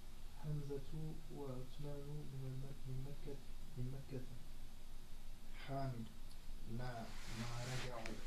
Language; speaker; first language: Arabic; non-native, learner; French